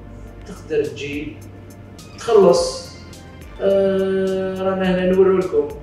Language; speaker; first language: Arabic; native; Arabic